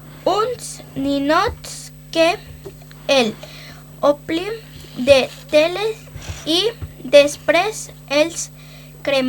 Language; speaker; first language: Catalan; non-native, learner; Spanish